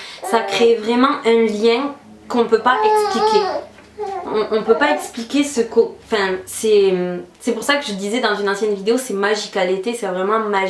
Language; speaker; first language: French; native; French